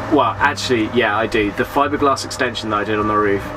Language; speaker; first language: English; native; English